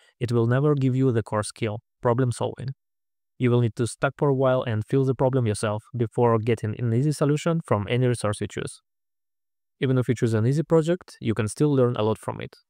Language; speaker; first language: English; non-native, fluent; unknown